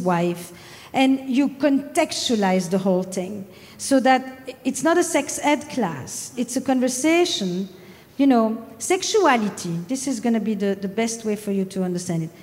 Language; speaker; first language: English; non-native, fluent; French